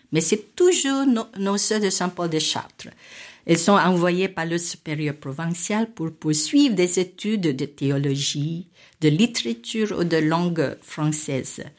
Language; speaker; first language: French; non-native, fluent; Filipino